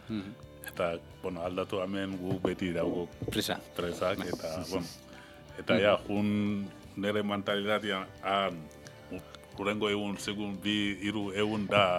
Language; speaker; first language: Basque; non-native, learner; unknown